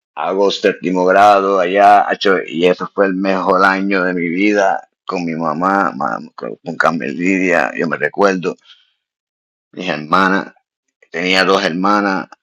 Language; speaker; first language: Spanish; early bilingual, heritage; Spanish